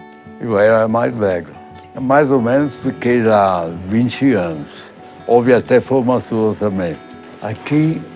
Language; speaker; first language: Portuguese; early bilingual, other home language; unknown